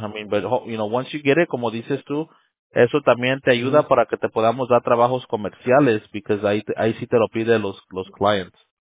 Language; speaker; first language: Spanish; early bilingual, heritage; Spanish